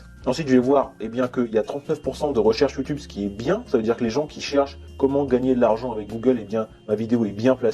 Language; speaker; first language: French; native; French